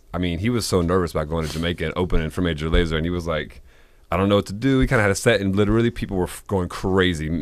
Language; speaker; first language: English; native; English